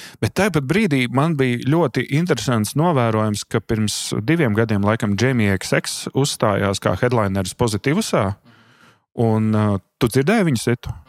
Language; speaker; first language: Latvian; native; Latvian